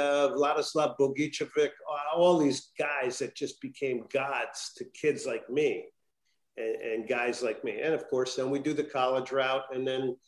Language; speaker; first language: English; native; English